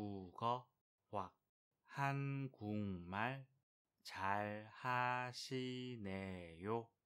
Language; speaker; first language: Korean; non-native, fluent; Vietnamese